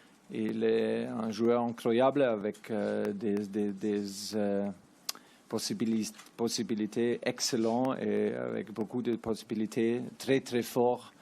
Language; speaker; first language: French; non-native, learner; German